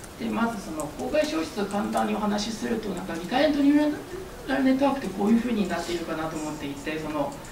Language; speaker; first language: Japanese; early bilingual, other home language; Chinese